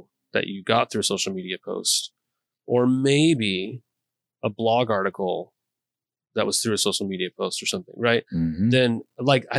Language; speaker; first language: English; native; English